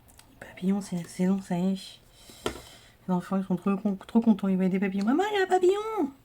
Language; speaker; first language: French; native; French